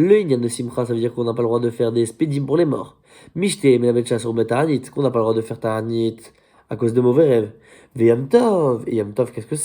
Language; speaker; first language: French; native; French